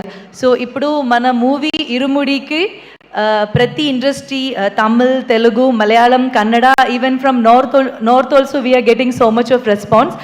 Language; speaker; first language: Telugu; non-native, learner; Malayalam